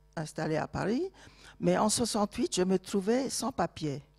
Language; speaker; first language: French; non-native, fluent; Turkish